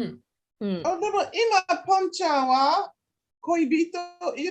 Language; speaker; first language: Japanese; non-native, learner; English